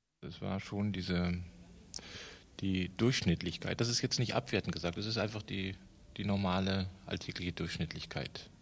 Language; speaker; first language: German; native; German